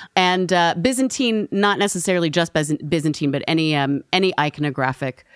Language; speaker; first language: English; native; English